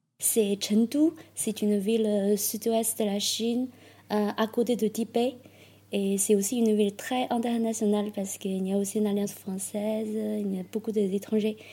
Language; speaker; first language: French; non-native, fluent; Chinese